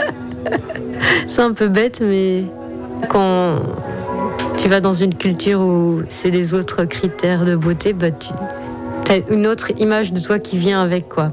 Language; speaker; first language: French; native; French